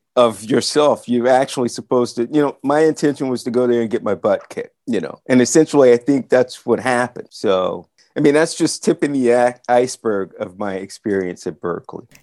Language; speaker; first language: English; native; English